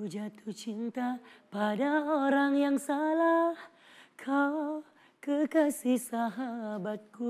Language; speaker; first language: Indonesian; non-native, fluent; Thai